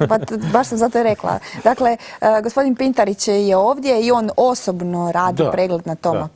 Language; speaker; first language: Croatian; native; Croatian